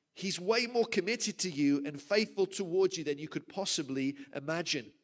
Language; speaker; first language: English; native; English